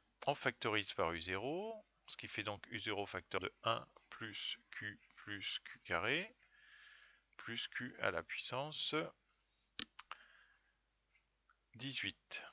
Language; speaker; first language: French; native; French